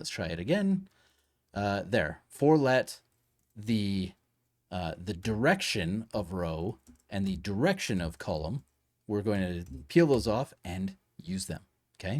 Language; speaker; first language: English; native; English